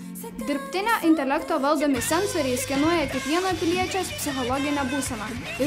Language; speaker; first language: Lithuanian; native; Lithuanian